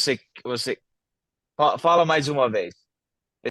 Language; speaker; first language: Portuguese; non-native, fluent; English